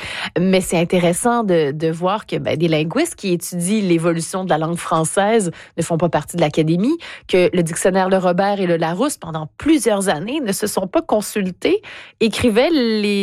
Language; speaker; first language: French; native; French